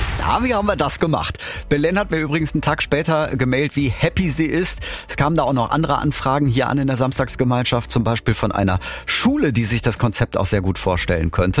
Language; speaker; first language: German; native; German